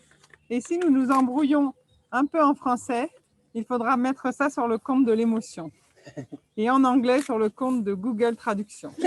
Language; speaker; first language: French; native; French